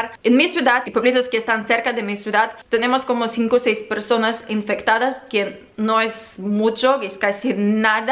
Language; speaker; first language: Spanish; non-native, fluent; Ukrainian